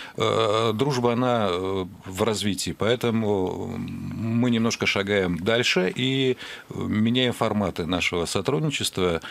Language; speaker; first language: Russian; native; Russian